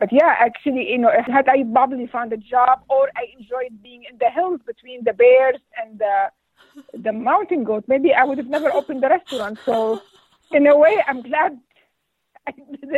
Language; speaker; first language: English; non-native, fluent; Arabic